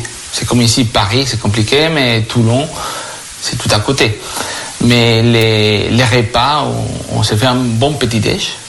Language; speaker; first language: French; non-native, fluent; Spanish